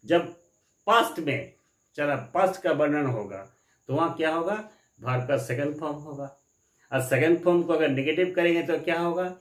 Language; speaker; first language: Hindi; non-native, local second language; Bangla